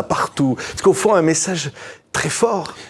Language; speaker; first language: French; native; French